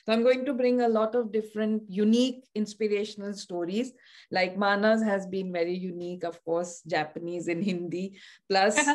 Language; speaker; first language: Hindi; native; Hindi